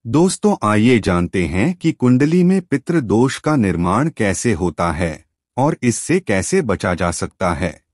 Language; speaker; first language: Hindi; native; Hindi